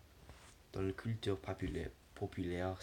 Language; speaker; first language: French; non-native, learner; English